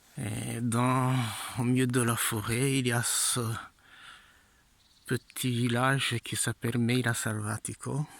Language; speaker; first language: French; non-native, fluent; Italian